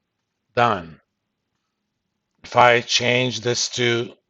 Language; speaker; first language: English; native; English